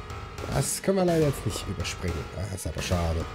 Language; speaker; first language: German; native; German